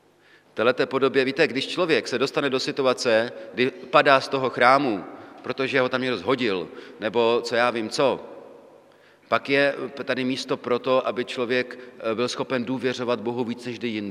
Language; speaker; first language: Czech; native; Czech